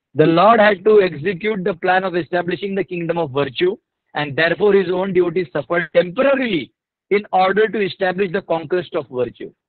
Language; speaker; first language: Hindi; non-native, local second language; Marathi